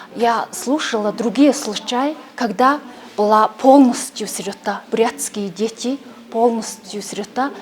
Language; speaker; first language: Russian; non-native, learner; Mongolian